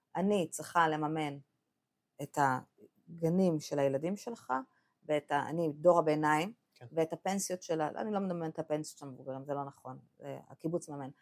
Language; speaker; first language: Hebrew; native; Hebrew